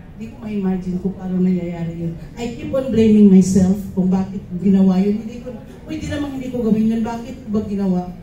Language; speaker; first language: Filipino; non-native, local second language; Cebuano